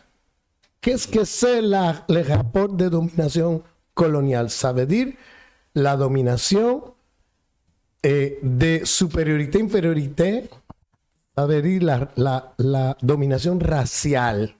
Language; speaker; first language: French; non-native, fluent; Spanish